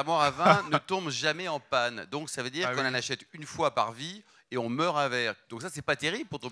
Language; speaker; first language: French; native; French